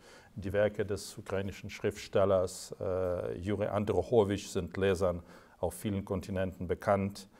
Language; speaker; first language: German; non-native, fluent; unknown